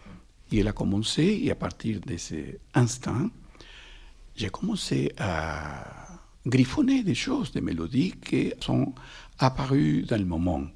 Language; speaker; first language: French; non-native, fluent; Spanish